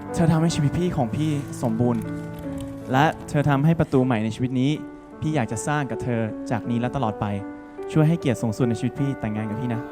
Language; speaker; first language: Thai; non-native, fluent; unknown